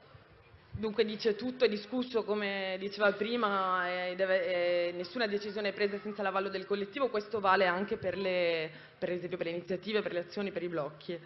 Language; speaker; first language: Italian; native; Italian